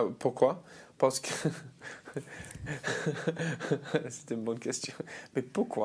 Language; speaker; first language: French; non-native, learner; English